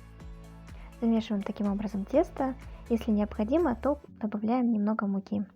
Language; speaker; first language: Russian; native; Russian